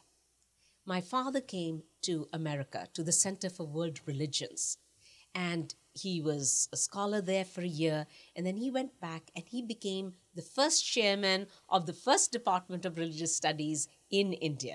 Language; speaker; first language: English; non-native, local second language; Punjabi